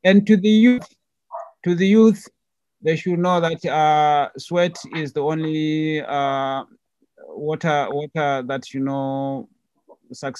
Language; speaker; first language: English; non-native, local second language; Tswana